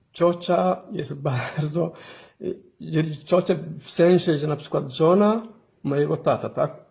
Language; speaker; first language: Polish; non-native, fluent; Somali